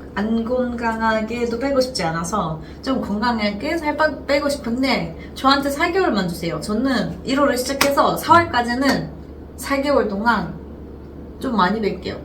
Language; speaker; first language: Korean; non-native, fluent; Turkish